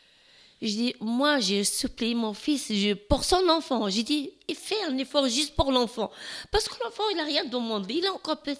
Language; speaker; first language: French; non-native, learner; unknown